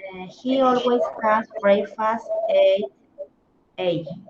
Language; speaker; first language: English; non-native, learner; Spanish